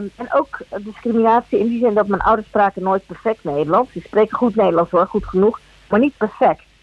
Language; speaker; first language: Dutch; early bilingual, other home language; Spanish